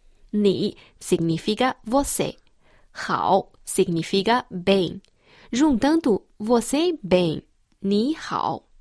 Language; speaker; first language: Portuguese; non-native, fluent; Chinese